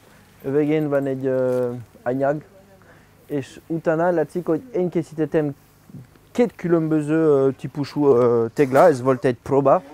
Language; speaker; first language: Hungarian; non-native, learner; French